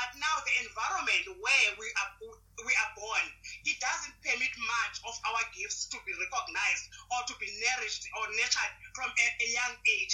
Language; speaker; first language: English; non-native, local second language; Xhosa